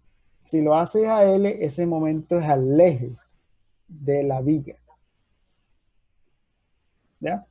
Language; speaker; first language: Spanish; native; Spanish